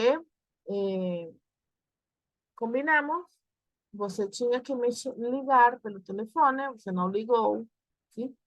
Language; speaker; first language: Portuguese; non-native, learner; Spanish